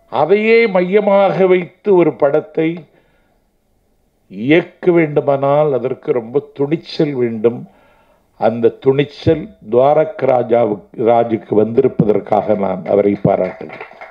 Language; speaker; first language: Tamil; native; Tamil